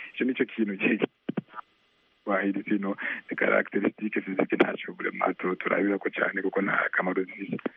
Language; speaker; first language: Rundi; non-native, local second language; Swahili